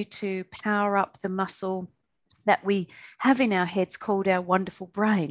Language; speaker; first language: English; native; English